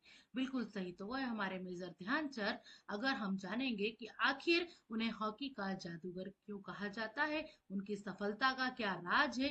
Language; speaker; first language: Hindi; native; Hindi